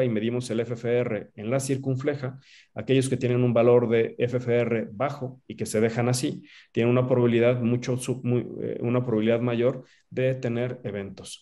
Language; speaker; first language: Spanish; native; Spanish